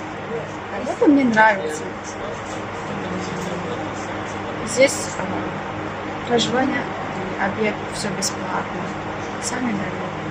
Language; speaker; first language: Russian; non-native, learner; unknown